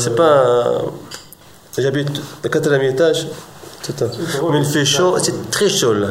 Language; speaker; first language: French; non-native, learner; Arabic